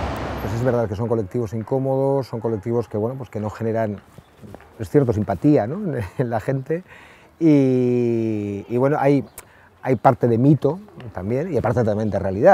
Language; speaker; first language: Spanish; native; Spanish